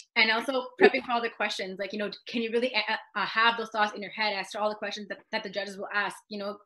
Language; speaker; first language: English; native; English